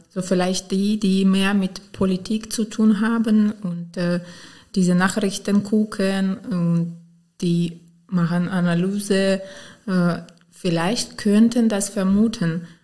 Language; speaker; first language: German; non-native, fluent; Ukrainian